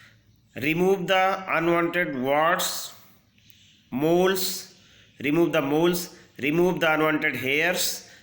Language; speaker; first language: English; non-native, local second language; Hindi